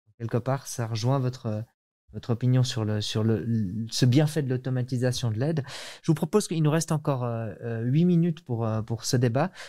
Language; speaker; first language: French; native; French